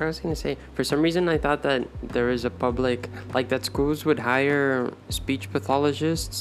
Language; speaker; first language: English; early bilingual, other home language; Spanish